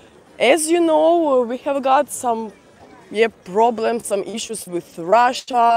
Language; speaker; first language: English; non-native, fluent; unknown